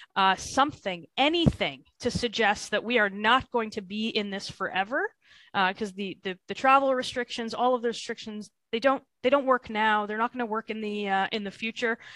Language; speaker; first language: English; native; English